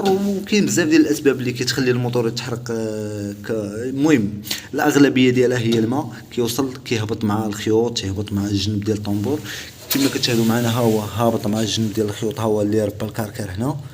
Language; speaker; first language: Arabic; native; Arabic